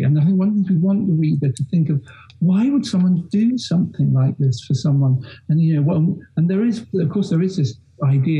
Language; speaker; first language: English; native; English